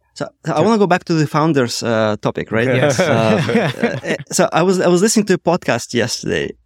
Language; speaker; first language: English; non-native, fluent; Russian